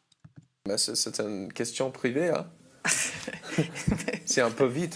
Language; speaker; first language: French; non-native, learner; English